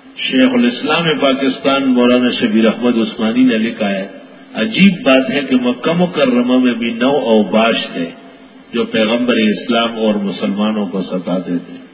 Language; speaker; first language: Urdu; non-native, local second language; Pashto